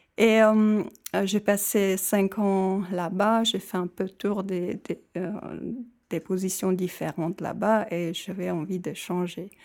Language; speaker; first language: French; non-native, fluent; Czech